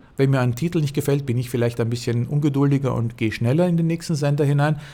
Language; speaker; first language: German; native; German